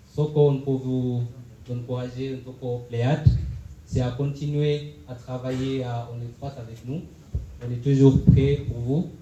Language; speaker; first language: French; non-native, fluent; Swahili